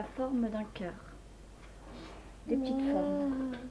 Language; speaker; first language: French; native; French